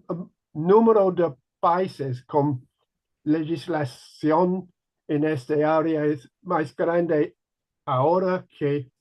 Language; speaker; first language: Spanish; non-native, learner; English